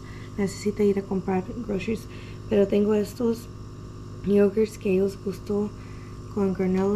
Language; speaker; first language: Spanish; early bilingual, heritage; English